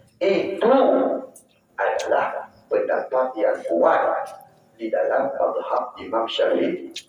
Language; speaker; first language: Malay; non-native, local second language; Achinese